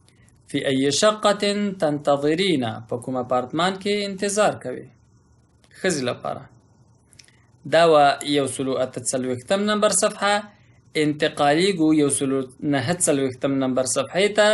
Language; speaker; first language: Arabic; non-native, fluent; Pashto